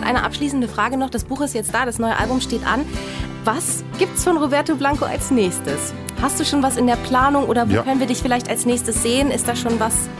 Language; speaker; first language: German; native; German